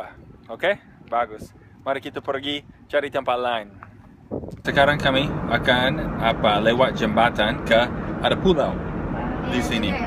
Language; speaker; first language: Indonesian; non-native, fluent; English